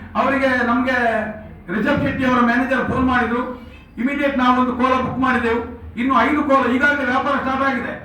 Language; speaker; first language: Kannada; non-native, local second language; Tulu